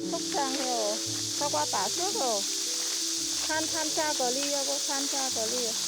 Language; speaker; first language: Korean; non-native, learner; Vietnamese